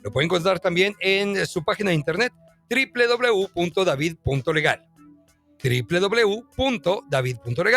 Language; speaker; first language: Spanish; native; Spanish